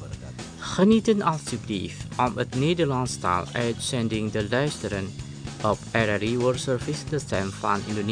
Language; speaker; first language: Dutch; non-native, learner; Indonesian